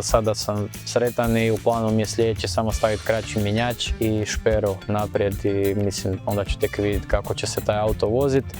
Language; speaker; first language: Croatian; native; Croatian